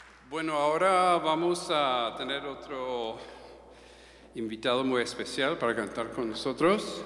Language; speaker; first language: Spanish; non-native, fluent; English